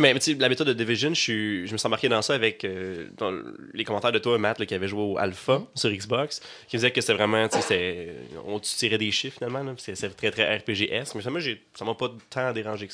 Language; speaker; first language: French; native; French